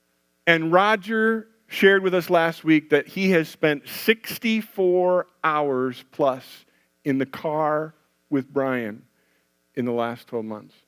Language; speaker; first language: English; native; English